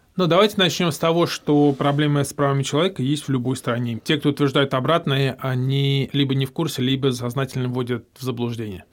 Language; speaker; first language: Russian; native; Russian